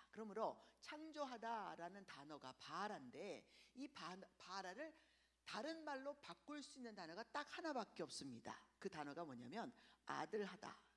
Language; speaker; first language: Korean; early bilingual, heritage; Korean